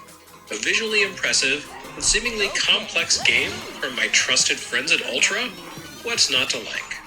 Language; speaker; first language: English; native; English